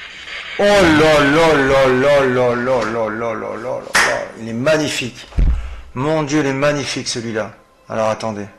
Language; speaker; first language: French; native; French